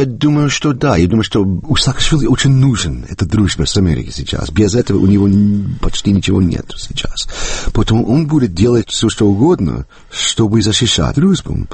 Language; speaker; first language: Russian; non-native, fluent; English